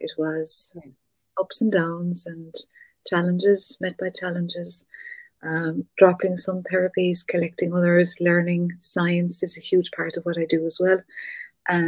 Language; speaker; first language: English; native; English